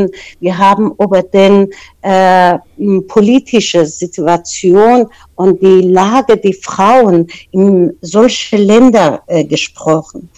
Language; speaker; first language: German; non-native, fluent; Persian